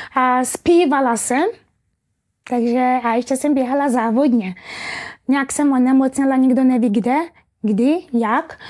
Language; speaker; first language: Czech; early bilingual, other home language; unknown